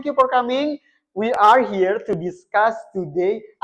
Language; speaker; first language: English; non-native, fluent; Indonesian